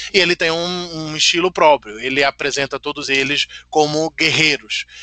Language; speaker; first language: Portuguese; non-native, fluent; Italian